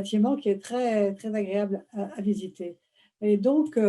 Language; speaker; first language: French; native; French